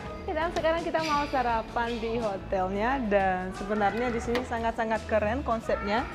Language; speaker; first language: Indonesian; non-native, fluent; Russian